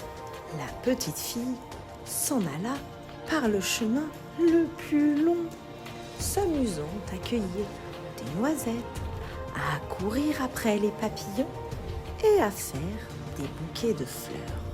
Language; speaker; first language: French; native; French